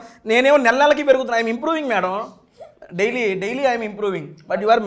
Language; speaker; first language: Telugu; native; Telugu